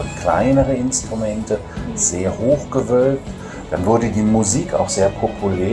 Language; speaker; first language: German; native; German